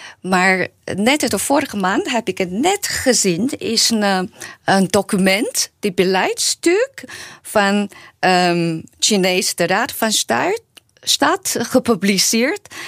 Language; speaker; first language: Dutch; non-native, learner; Chinese